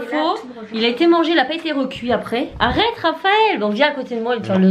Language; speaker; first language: French; native; French